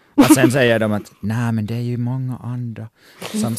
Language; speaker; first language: Swedish; native; Swedish